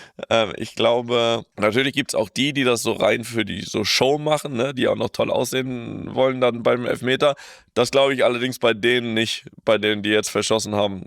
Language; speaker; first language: German; native; German